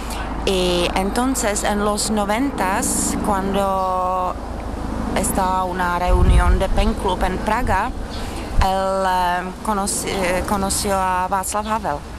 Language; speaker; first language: Spanish; non-native, fluent; Czech